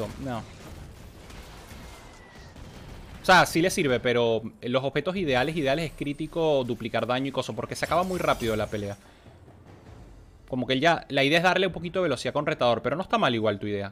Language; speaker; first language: Spanish; native; Spanish